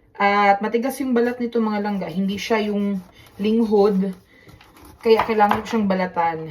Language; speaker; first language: Filipino; non-native, local second language; Cebuano